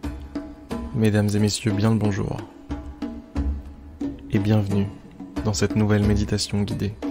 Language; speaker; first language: French; native; French